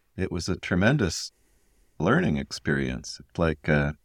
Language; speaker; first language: English; native; English